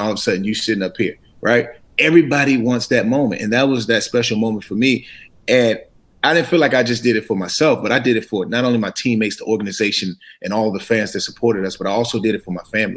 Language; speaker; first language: English; native; English